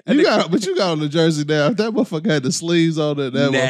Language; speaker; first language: English; native; English